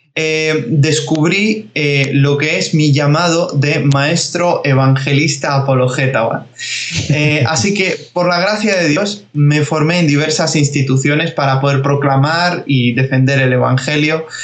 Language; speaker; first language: Spanish; early bilingual, other home language; Georgian